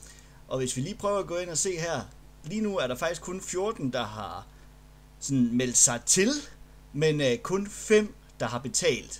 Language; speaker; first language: Danish; native; Danish